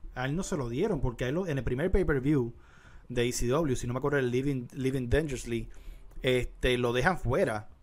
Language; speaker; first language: Spanish; native; Spanish